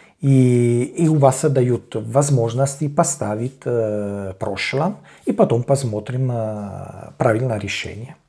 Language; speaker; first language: Russian; non-native, learner; Italian